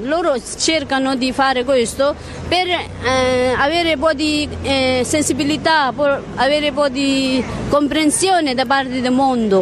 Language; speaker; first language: Italian; non-native, learner; Tibetan